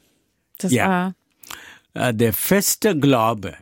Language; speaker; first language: German; non-native, learner; Tamil